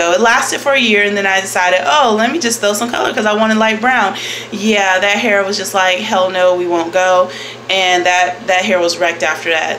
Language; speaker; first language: English; native; English